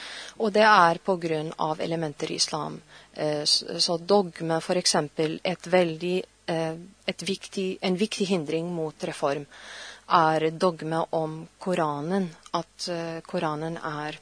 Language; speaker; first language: Norwegian; non-native, fluent; Arabic